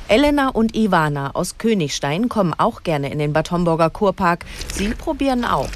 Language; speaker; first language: German; native; German